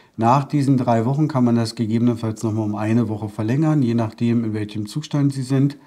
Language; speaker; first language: German; native; German